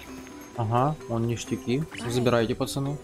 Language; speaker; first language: Russian; native; Russian